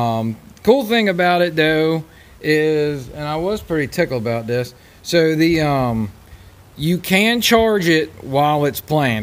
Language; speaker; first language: English; native; English